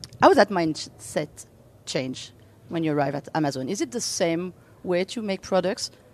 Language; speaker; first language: English; non-native, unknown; French